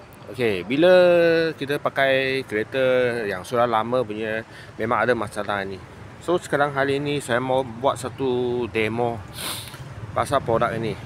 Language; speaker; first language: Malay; non-native, local second language; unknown